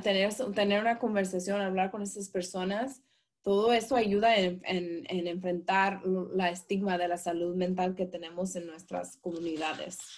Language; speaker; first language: Spanish; early bilingual, heritage; Spanish